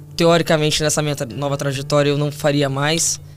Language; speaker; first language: Portuguese; native; Portuguese